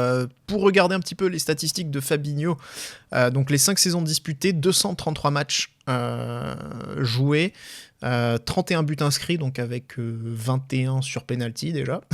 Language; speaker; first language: French; native; French